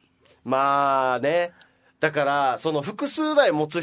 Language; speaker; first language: Japanese; native; Japanese